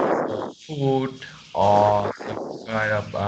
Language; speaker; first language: English; non-native, learner; Vietnamese